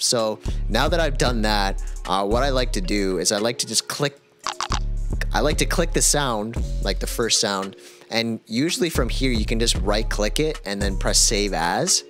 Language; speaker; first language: English; native; English